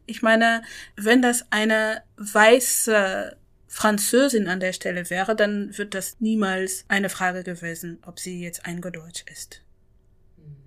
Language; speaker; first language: German; non-native, fluent; French